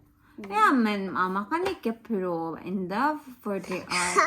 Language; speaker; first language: Norwegian; non-native, learner; Filipino